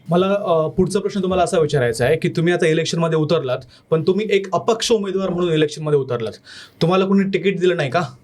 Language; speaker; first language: Marathi; native; Marathi